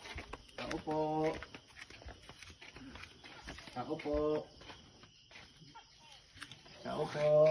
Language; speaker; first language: Filipino; non-native, local second language; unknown